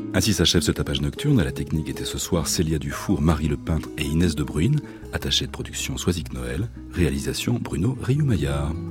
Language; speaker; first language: French; native; French